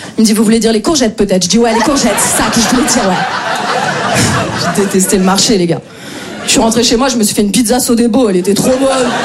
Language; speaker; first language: French; native; French